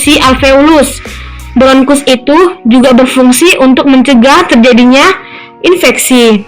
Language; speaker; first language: Indonesian; native; Indonesian